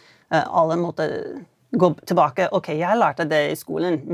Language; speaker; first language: Swedish; non-native, fluent; English